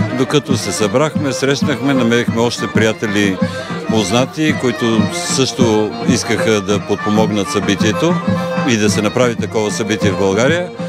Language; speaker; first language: Bulgarian; native; Bulgarian